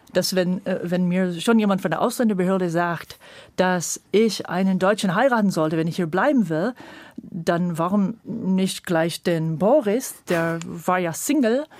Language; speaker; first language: German; non-native, fluent; English